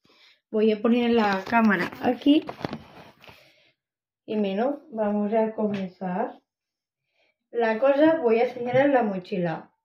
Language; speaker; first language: Spanish; non-native, local second language; Catalan